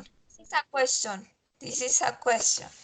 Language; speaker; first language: English; non-native, fluent; Spanish